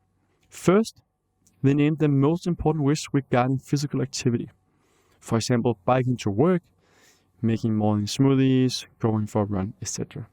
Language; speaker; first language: English; non-native, fluent; Danish